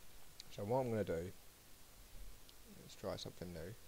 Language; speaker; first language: English; native; English